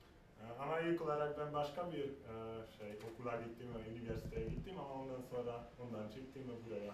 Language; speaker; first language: Turkish; non-native, fluent; Hungarian